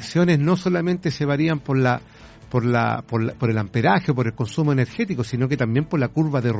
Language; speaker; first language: Spanish; native; Spanish